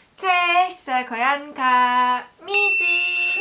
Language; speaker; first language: Polish; non-native, learner; Korean